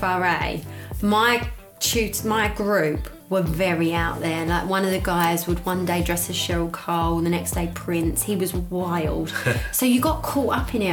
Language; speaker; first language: English; native; English